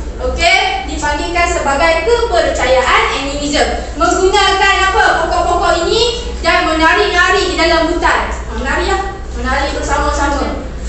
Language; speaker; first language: Malay; native; Malay